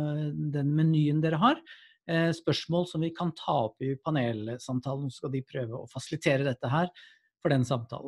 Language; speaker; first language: Norwegian; native; Norwegian